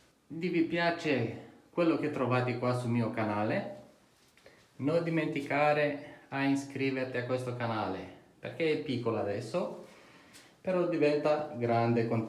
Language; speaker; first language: Italian; non-native, fluent; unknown